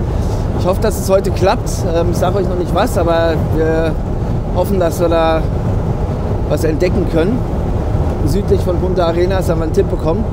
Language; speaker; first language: German; native; German